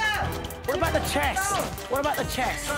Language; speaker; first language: English; native; English